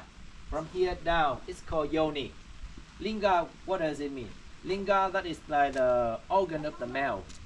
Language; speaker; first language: English; non-native, fluent; Vietnamese